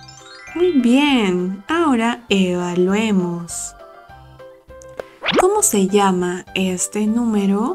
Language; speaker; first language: Spanish; native; Spanish